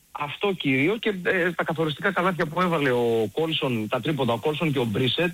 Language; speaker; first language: Greek; native; Greek